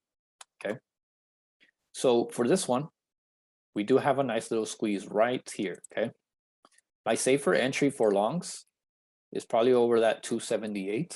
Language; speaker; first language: English; native; English